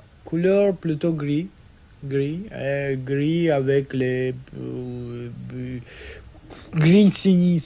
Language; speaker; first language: French; non-native, learner; Russian